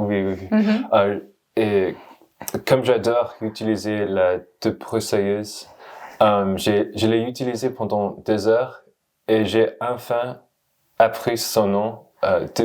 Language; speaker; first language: French; non-native, learner; English